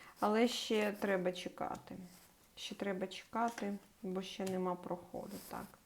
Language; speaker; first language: Ukrainian; non-native, local second language; Russian